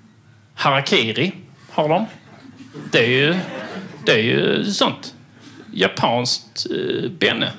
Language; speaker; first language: Swedish; native; Swedish